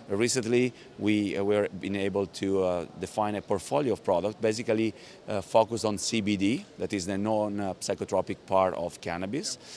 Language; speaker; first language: English; non-native, fluent; Italian